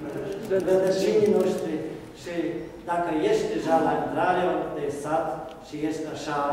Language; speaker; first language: Romanian; non-native, local second language; German